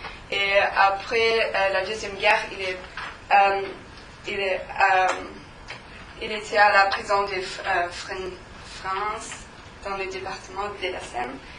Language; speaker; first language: French; non-native, learner; German